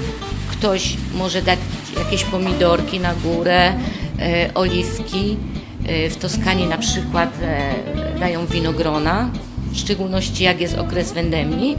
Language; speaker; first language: Polish; non-native, fluent; Italian